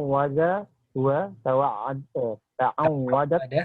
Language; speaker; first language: Arabic; non-native, learner; Indonesian